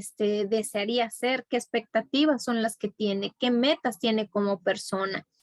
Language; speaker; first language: Spanish; native; Spanish